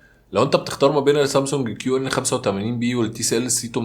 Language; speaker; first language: Arabic; native; Arabic